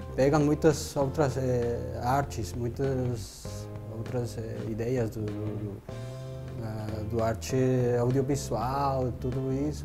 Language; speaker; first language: Portuguese; non-native, fluent; Spanish